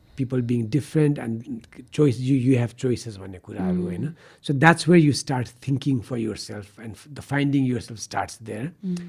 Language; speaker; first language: English; non-native, local second language; Nepali